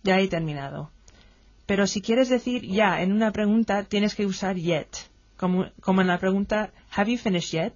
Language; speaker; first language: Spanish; non-native, fluent; English